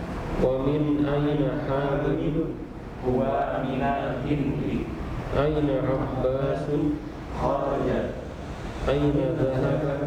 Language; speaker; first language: Arabic; non-native, learner; Indonesian